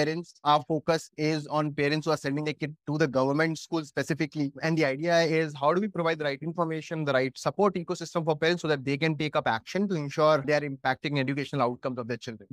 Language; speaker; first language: English; non-native, local second language; Hindi